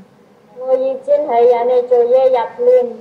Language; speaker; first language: Cantonese; non-native, learner; Indonesian